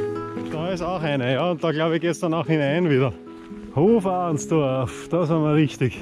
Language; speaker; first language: German; native; German